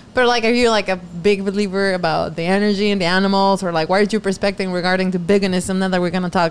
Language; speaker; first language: English; non-native, fluent; Spanish